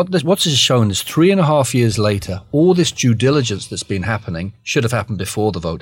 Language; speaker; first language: English; native; English